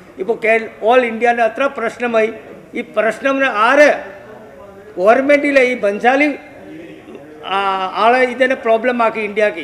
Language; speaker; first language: Malayalam; non-native, learner; Hindi